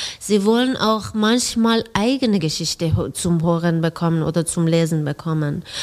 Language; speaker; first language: German; non-native, fluent; Persian